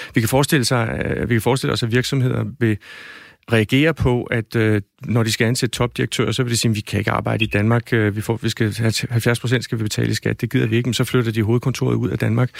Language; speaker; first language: Danish; native; Danish